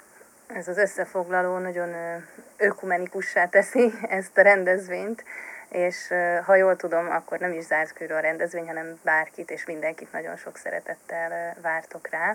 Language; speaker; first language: Hungarian; native; Hungarian